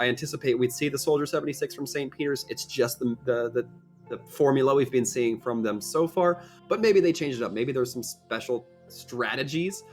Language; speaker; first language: English; native; English